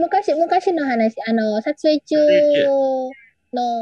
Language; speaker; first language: Japanese; non-native, learner; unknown